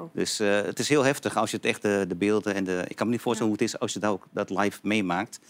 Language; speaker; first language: Dutch; native; Dutch